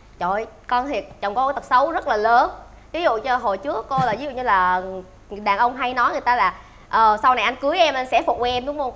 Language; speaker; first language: Vietnamese; native; Vietnamese